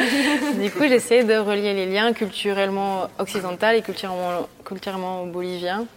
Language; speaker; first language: French; early bilingual, other home language; Spanish